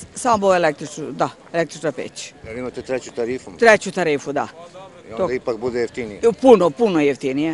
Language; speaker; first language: Bosnian; native; Bosnian